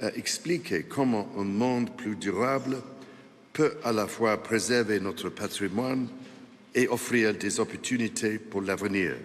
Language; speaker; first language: French; non-native, fluent; English